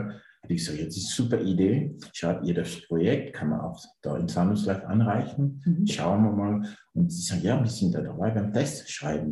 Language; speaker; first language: German; non-native, learner; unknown